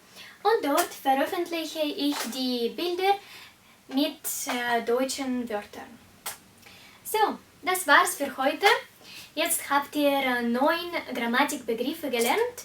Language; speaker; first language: German; non-native, fluent; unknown